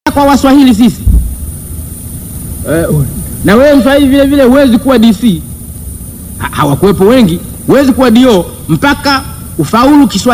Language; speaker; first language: Swahili; non-native, local second language; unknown